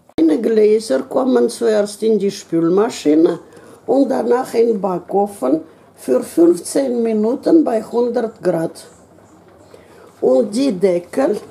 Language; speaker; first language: German; non-native, fluent; Russian